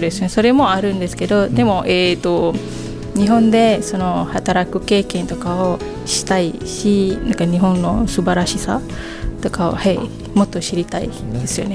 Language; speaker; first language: Japanese; non-native, fluent; Malay